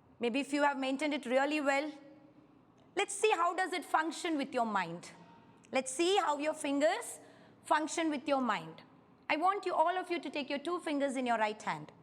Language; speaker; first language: English; non-native, local second language; Kannada